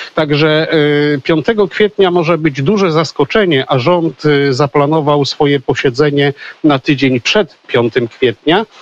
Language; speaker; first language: Polish; native; Polish